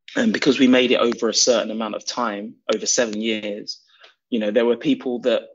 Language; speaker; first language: English; native; English